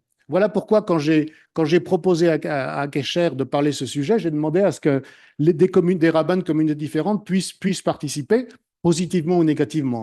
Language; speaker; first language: French; native; French